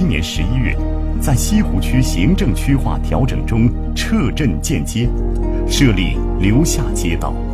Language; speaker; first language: Chinese; native; Chinese